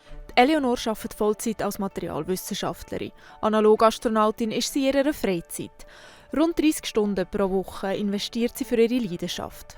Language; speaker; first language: German; native; German